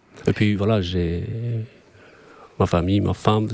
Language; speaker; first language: French; non-native, fluent; Albanian